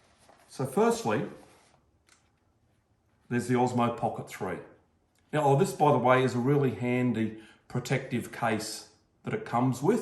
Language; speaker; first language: English; native; English